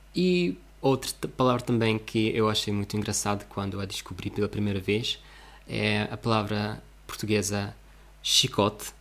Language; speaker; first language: Portuguese; non-native, fluent; Russian